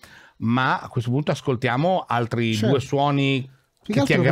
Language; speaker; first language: Italian; native; Italian